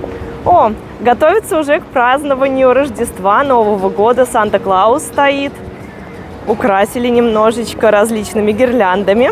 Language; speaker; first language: Russian; native; Russian